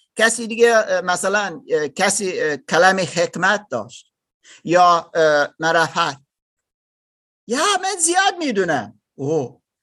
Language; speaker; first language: Persian; non-native, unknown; English